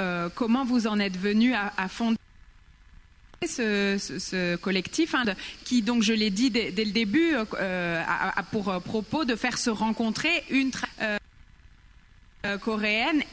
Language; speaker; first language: French; native; French